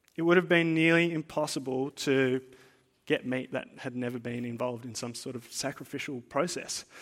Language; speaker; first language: English; native; English